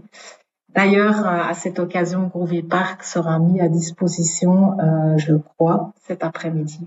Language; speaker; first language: French; native; French